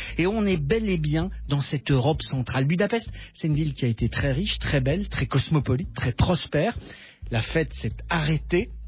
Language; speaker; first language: French; native; French